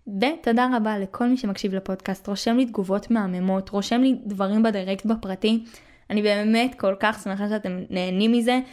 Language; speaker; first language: Hebrew; native; Hebrew